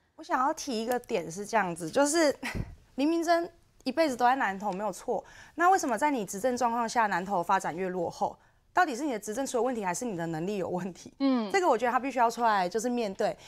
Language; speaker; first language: Chinese; native; Chinese